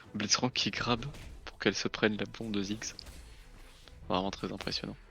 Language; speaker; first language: French; native; French